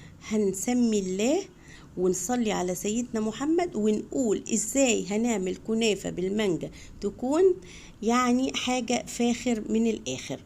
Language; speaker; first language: Arabic; native; Arabic